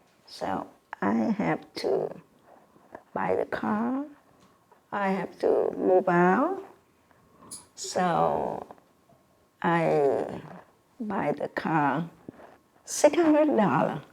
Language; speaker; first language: English; non-native, learner; Vietnamese